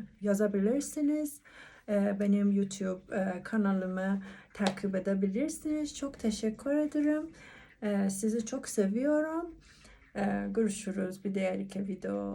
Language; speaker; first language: Turkish; non-native, learner; Persian